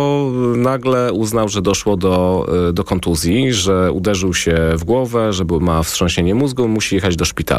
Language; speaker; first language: Polish; native; Polish